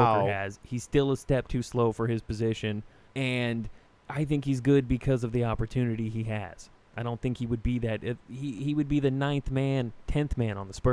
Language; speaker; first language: English; native; English